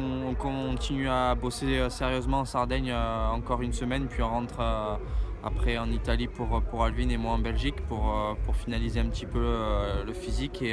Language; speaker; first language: French; native; French